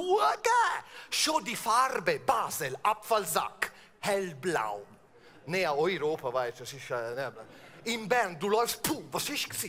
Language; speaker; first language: German; non-native, fluent; Italian